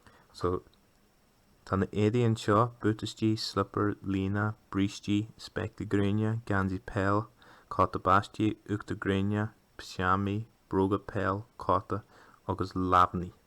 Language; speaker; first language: Irish; non-native, local second language; English